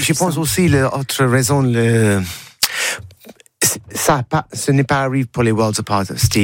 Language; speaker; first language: French; non-native, learner; English